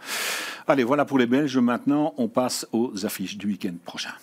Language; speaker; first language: French; native; French